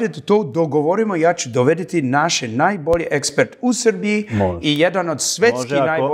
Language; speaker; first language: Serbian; early bilingual, heritage; English